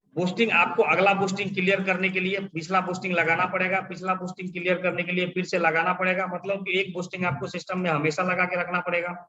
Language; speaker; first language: Hindi; native; Hindi